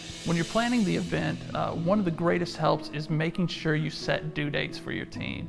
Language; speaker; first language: English; native; English